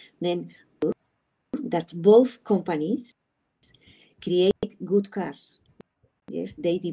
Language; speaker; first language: English; non-native, learner; Spanish